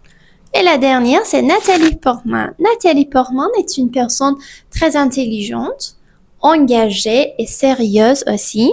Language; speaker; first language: French; non-native, fluent; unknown